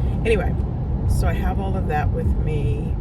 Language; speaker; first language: English; native; English